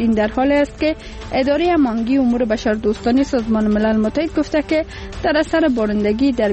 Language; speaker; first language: Persian; native; Persian